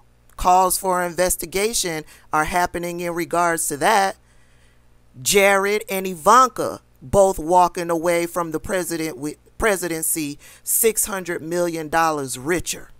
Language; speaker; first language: English; native; English